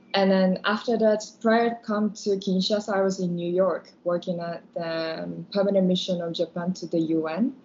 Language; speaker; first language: English; non-native, fluent; Japanese